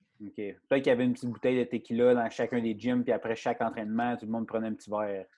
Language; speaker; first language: French; native; French